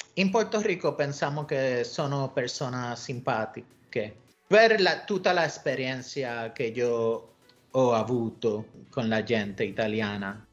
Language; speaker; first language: Italian; non-native, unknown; Spanish